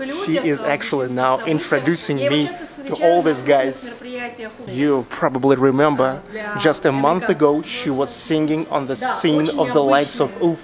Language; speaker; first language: English; non-native, fluent; Russian